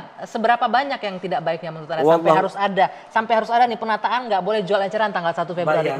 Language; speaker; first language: Indonesian; native; Indonesian